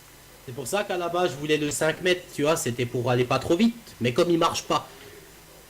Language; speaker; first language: French; native; French